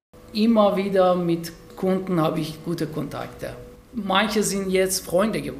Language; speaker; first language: German; non-native, fluent; Persian